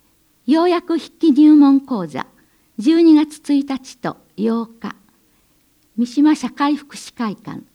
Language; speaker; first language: Japanese; native; Japanese